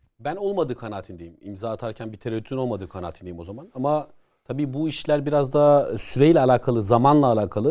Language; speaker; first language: Turkish; native; Turkish